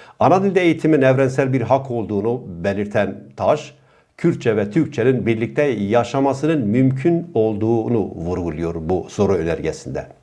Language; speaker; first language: Turkish; non-native, local second language; Kurdish